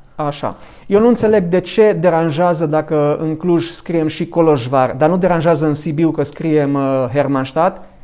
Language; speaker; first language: Romanian; non-native, local second language; Hungarian